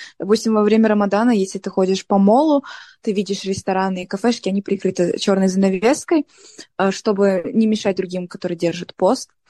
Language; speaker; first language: Russian; non-native, local second language; Tajik